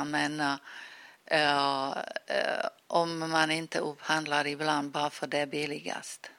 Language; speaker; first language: Swedish; non-native, fluent; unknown